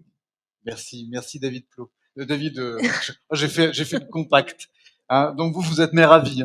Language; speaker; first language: French; native; French